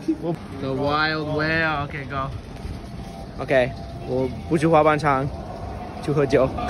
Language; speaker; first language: Chinese; non-native, learner; English